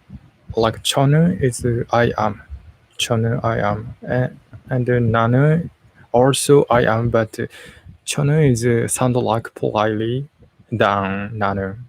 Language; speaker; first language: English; non-native, learner; Japanese